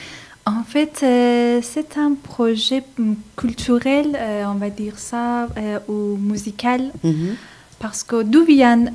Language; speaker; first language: French; non-native, fluent; Persian